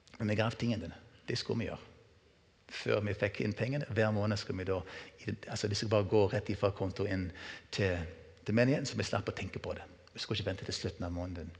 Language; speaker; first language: Norwegian; non-native, fluent; English